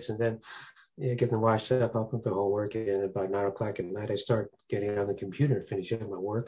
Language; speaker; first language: English; early bilingual, other home language; Cantonese